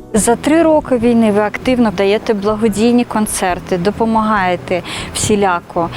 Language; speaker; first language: Ukrainian; native; Ukrainian